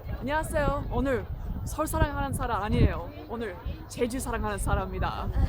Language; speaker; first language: Korean; non-native, learner; English